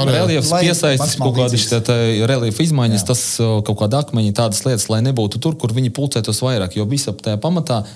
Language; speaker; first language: Latvian; non-native, local second language; Russian